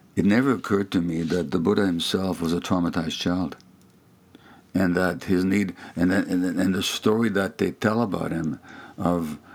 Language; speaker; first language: English; non-native, fluent; Hungarian